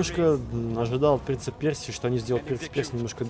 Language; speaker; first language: Russian; native; Russian